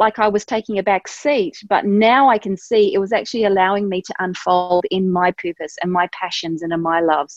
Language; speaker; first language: English; native; English